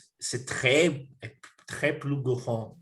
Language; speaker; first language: French; non-native, learner; Portuguese